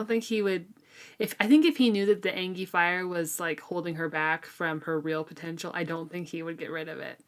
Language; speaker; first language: English; native; English